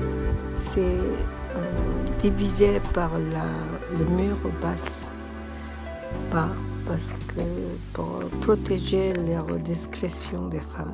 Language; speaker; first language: French; non-native, learner; Korean